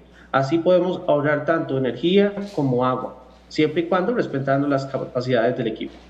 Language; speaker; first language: Spanish; native; Spanish